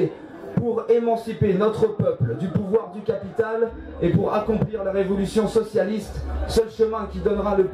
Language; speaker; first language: French; native; French